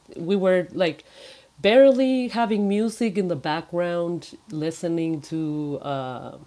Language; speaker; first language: English; non-native, fluent; Spanish